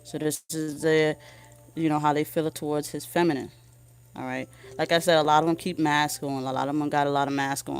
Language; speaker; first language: English; native; English